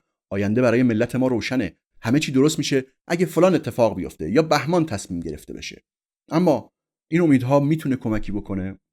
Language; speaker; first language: Persian; native; Persian